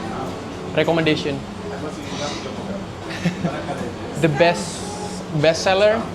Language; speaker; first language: English; non-native, learner; Indonesian